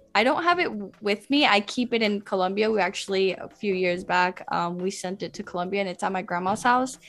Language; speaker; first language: English; early bilingual, other home language; Spanish